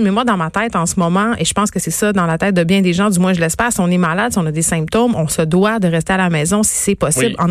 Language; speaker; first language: French; native; French